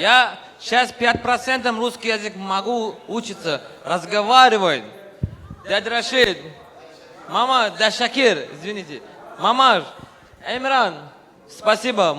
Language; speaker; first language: Russian; non-native, learner; Turkmen